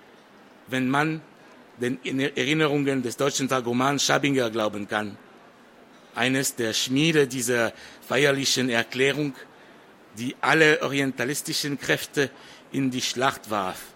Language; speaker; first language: German; non-native, fluent; French